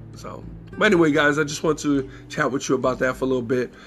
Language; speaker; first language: English; native; English